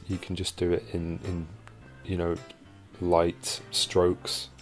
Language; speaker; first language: English; native; English